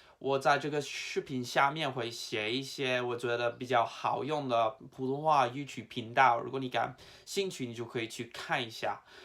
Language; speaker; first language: Chinese; non-native, fluent; English